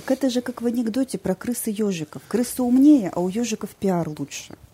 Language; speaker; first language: Russian; native; Russian